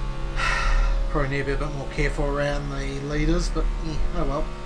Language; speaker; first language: English; native; English